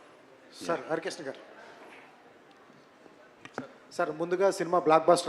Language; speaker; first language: Telugu; native; Telugu